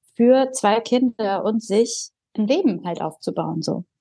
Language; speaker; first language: German; early bilingual, other home language; Bulgarian